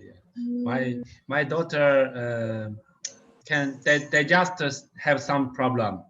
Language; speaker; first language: English; non-native, learner; Chinese